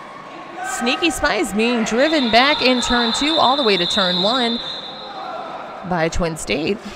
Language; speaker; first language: English; native; English